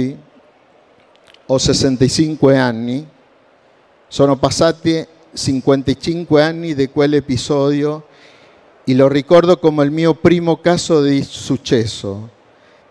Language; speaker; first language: Italian; non-native, learner; Spanish